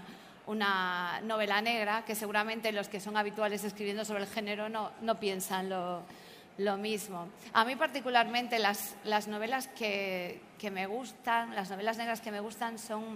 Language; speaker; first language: Spanish; native; Spanish